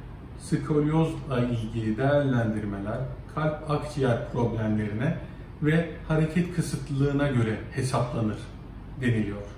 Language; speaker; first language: Turkish; native; Turkish